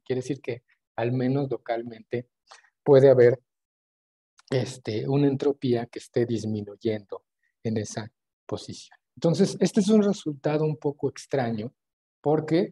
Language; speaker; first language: Spanish; native; Spanish